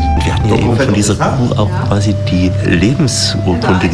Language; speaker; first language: German; native; German